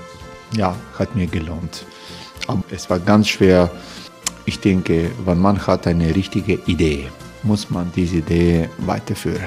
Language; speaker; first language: German; non-native, learner; Croatian